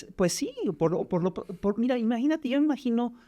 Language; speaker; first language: Spanish; native; Spanish